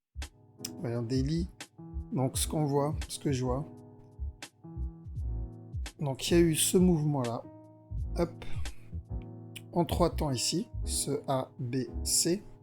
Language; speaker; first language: French; native; French